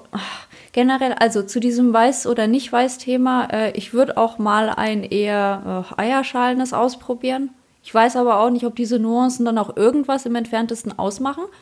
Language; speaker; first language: German; early bilingual, other home language; Polish